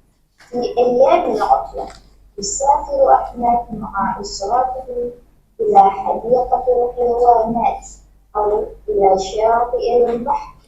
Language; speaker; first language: Arabic; non-native, learner; Indonesian